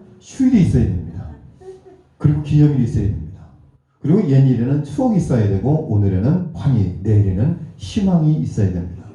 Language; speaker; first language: Korean; native; Korean